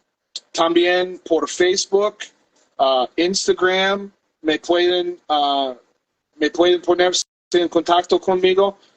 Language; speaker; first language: Spanish; non-native, fluent; English